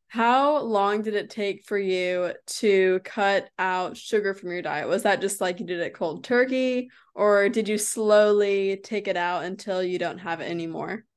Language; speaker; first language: English; native; English